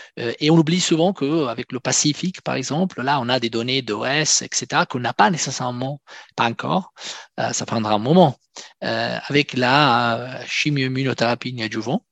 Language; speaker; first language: French; non-native, fluent; Italian